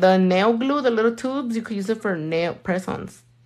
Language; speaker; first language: English; early bilingual, other home language; Spanish